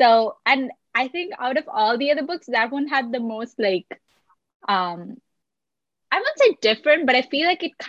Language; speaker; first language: English; non-native, local second language; Sinhala